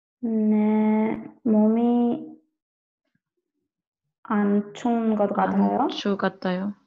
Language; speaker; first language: Korean; non-native, learner; Spanish